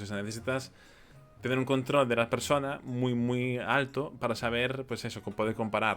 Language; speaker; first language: Spanish; native; Spanish